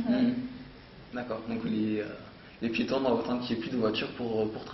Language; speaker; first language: French; native; French